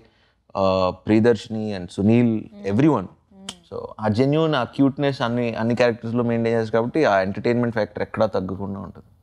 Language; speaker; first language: Telugu; native; Telugu